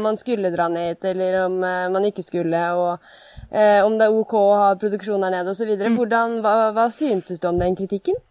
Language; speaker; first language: Norwegian; native; Norwegian